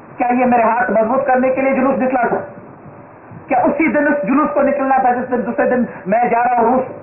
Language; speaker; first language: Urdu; non-native, local second language; Sindhi